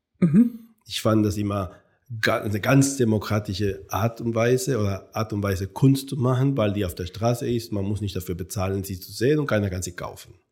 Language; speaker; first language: German; non-native, fluent; Spanish